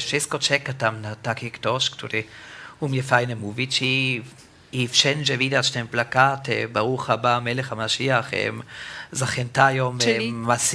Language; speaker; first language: Polish; non-native, learner; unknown